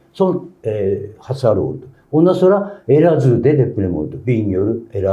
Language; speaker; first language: Turkish; non-native, learner; Japanese